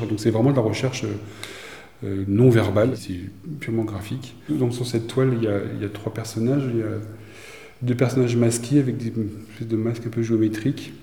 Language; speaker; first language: French; native; French